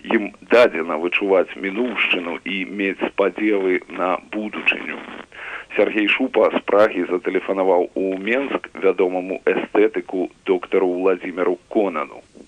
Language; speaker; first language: Belarusian; native; Belarusian